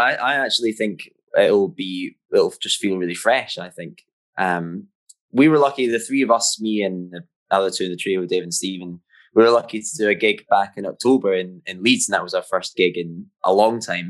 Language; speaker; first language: English; native; English